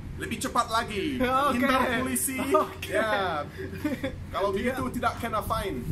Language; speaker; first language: Indonesian; non-native, fluent; English